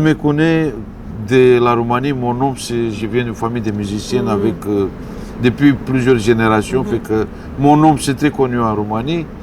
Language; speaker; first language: French; non-native, fluent; Romanian